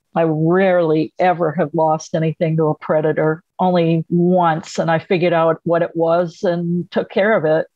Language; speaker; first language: English; native; English